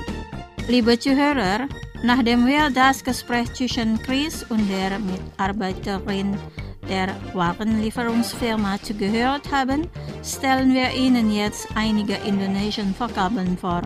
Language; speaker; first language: German; non-native, fluent; Indonesian